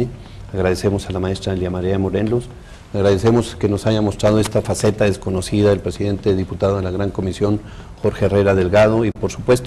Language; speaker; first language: Spanish; native; Spanish